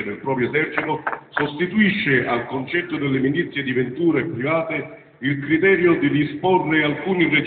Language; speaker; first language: Italian; native; Italian